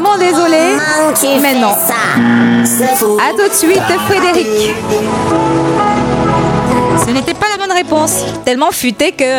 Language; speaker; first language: French; native; French